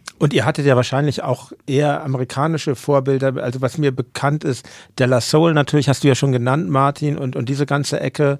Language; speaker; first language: German; native; German